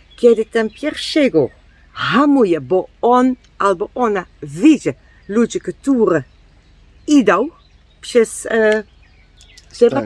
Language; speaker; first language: Polish; non-native, learner; Dutch